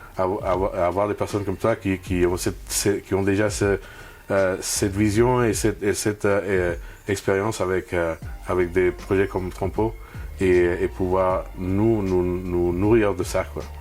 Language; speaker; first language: French; non-native, fluent; Spanish